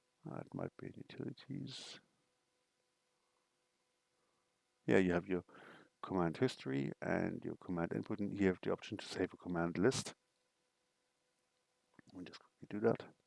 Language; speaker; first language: English; non-native, fluent; German